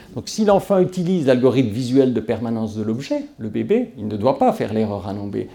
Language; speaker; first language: French; native; French